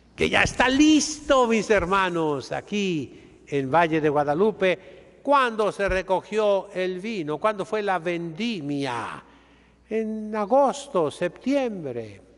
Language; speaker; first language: Spanish; native; Spanish